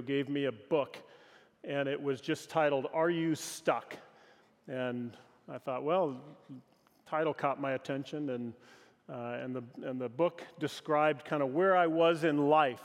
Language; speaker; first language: English; native; English